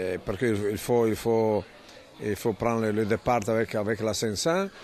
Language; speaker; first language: French; non-native, fluent; Italian